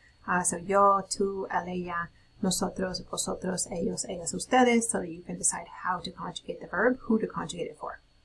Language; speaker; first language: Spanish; non-native, fluent; English